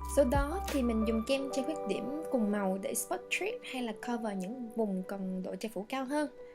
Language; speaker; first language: Vietnamese; early bilingual, heritage; Vietnamese